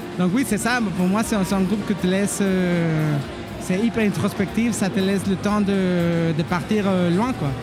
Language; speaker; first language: French; non-native, fluent; Spanish